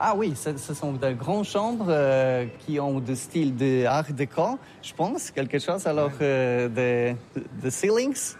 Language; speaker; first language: French; non-native, learner; Polish